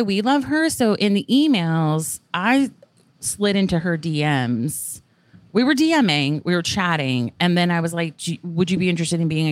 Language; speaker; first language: English; native; English